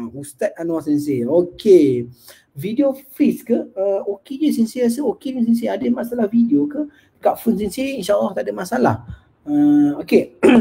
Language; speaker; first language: Malay; native; Malay